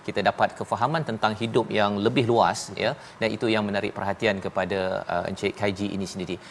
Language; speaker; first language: Malay; native; Malay